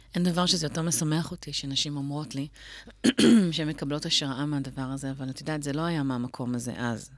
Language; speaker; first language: Hebrew; native; Hebrew